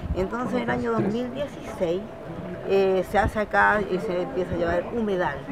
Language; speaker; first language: Spanish; native; Spanish